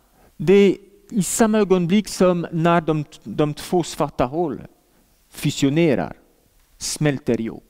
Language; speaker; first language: Swedish; non-native, fluent; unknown